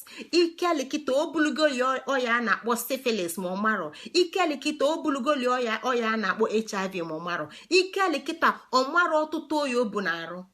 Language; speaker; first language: Igbo; native; Igbo